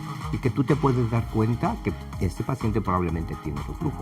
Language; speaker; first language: Spanish; native; Spanish